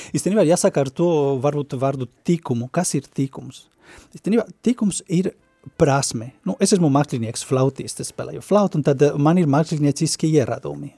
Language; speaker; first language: Latvian; non-native, fluent; Spanish